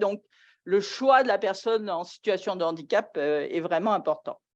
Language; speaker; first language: French; native; French